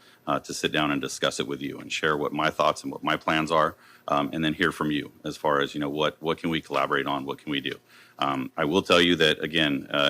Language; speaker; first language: English; native; English